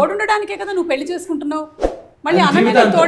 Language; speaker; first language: Telugu; native; Telugu